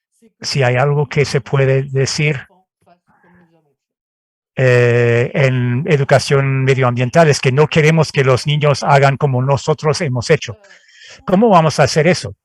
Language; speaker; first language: Spanish; non-native, fluent; French